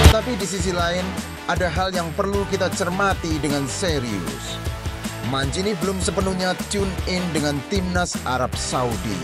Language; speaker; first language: Indonesian; native; Indonesian